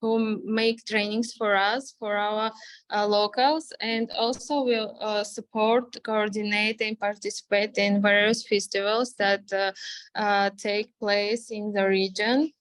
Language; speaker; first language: English; non-native, fluent; Armenian